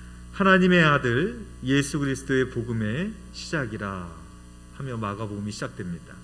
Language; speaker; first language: Korean; native; Korean